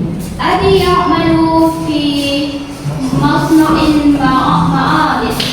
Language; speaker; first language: Arabic; non-native, learner; Indonesian